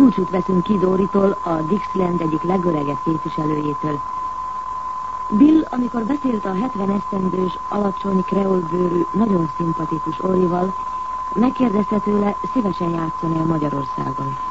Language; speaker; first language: Hungarian; native; Hungarian